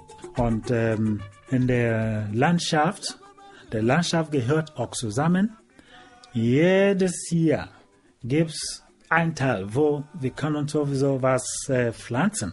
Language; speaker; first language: German; non-native, learner; Igbo